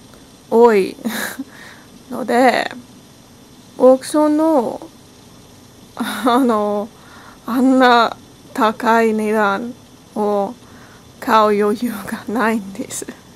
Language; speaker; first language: Japanese; non-native, learner; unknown